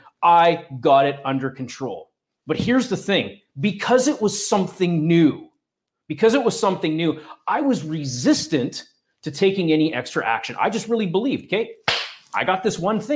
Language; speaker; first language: English; native; English